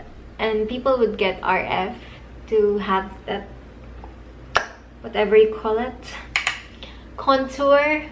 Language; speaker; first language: English; non-native, local second language; Filipino